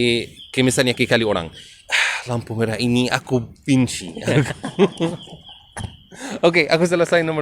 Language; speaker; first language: Indonesian; non-native, learner; Arabic